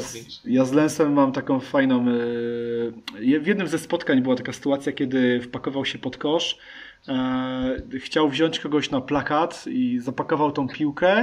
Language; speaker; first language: Polish; native; Polish